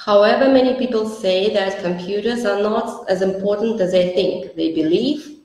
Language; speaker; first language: English; non-native, fluent; Russian